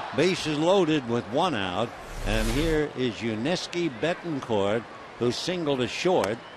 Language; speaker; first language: English; native; English